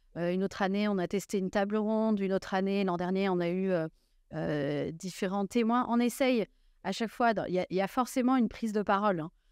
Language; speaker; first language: French; native; French